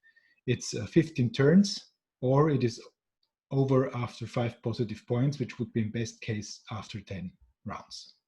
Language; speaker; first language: English; non-native, fluent; German